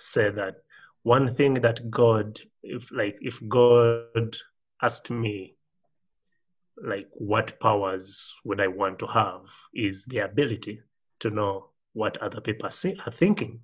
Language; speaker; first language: English; non-native, local second language; Ganda